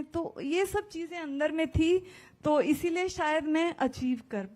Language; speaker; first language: Hindi; non-native, local second language; Punjabi